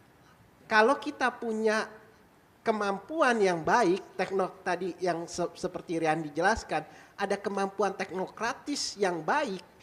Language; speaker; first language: Indonesian; native; Indonesian